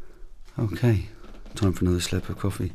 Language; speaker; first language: English; native; English